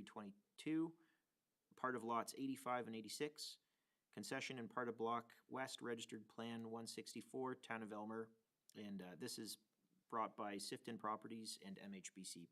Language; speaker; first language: English; native; English